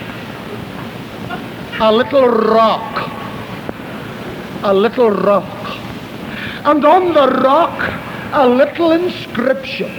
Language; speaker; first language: English; native; English